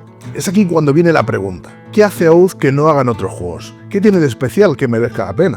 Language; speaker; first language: Spanish; native; Spanish